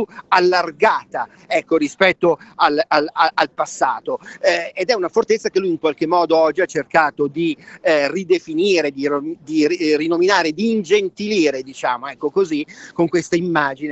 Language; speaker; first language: Italian; native; Italian